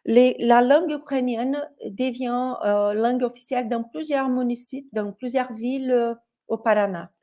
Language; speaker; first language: French; non-native, fluent; Portuguese